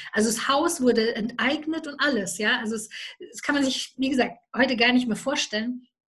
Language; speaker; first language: German; native; German